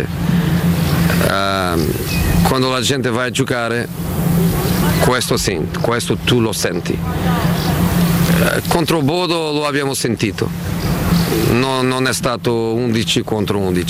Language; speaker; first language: Italian; non-native, fluent; Portuguese